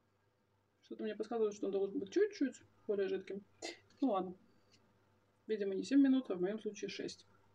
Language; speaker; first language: Russian; native; Russian